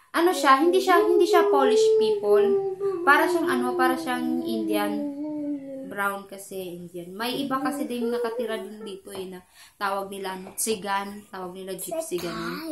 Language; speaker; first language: Filipino; non-native, local second language; Cebuano